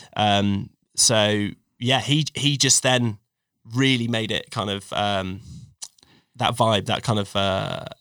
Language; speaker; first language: English; native; English